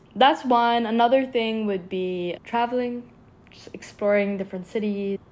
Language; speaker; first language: English; non-native, fluent; Arabic